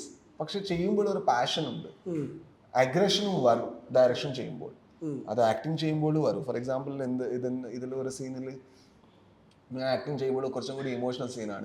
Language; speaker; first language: Malayalam; non-native, learner; Kannada